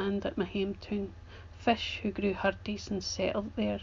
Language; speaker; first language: English; native; English